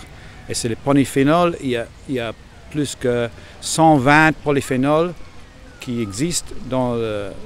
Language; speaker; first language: French; non-native, fluent; English